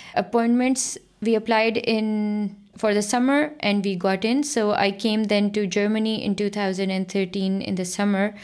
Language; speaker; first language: English; non-native, local second language; Punjabi